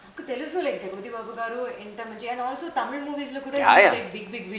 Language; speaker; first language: Telugu; non-native, learner; Tamil